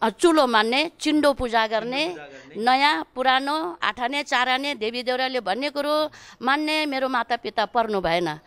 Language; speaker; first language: Nepali; non-native, local second language; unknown